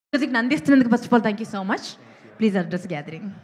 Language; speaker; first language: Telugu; native; Telugu